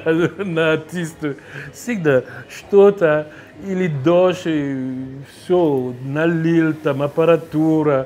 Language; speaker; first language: Russian; non-native, fluent; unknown